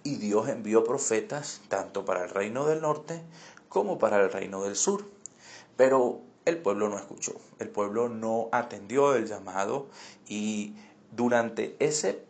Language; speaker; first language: Spanish; native; Spanish